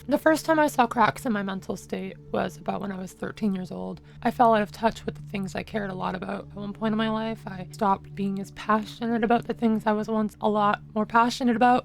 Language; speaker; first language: English; native; English